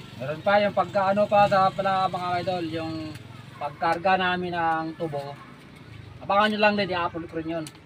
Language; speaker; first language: Filipino; non-native, local second language; Cebuano